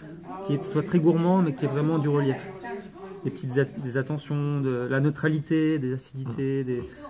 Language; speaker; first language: French; native; French